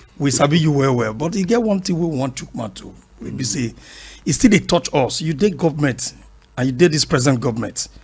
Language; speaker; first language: Nigerian Pidgin; non-native, local second language; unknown